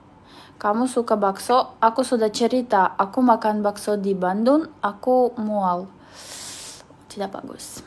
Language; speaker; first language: Indonesian; non-native, learner; Russian